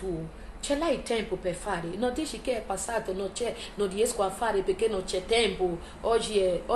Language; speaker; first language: Italian; non-native, learner; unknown